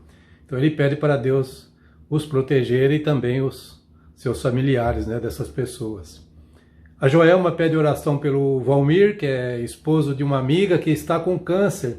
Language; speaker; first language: Portuguese; native; Portuguese